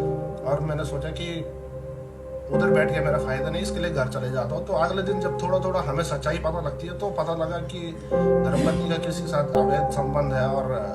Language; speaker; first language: Hindi; native; Hindi